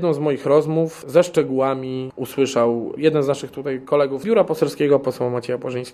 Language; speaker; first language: Polish; native; Polish